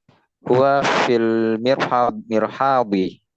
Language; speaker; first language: Arabic; non-native, learner; Indonesian